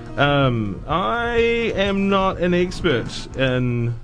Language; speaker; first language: English; native; English